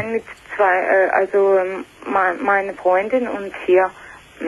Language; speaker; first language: German; non-native, learner; Russian